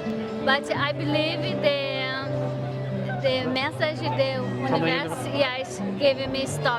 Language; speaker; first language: English; non-native, learner; Portuguese